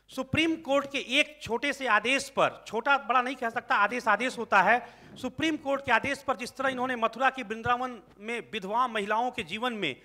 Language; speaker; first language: Hindi; native; Hindi